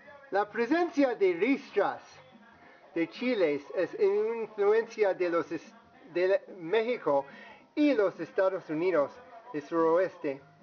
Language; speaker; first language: Spanish; non-native, learner; English